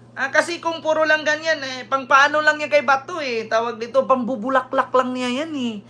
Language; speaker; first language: Filipino; native; Filipino